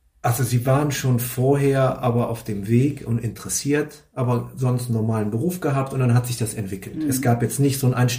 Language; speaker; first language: German; native; German